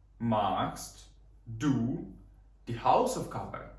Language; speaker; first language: German; non-native, fluent; Ukrainian